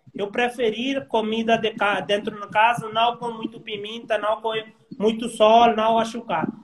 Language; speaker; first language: Portuguese; non-native, learner; Hindi